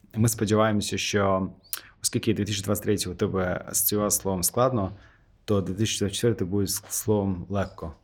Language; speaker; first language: Ukrainian; non-native, fluent; Azerbaijani